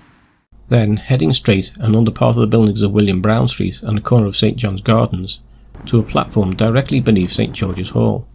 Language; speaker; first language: English; native; English